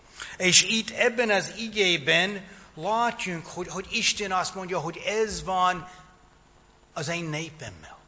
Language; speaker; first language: Hungarian; non-native, fluent; English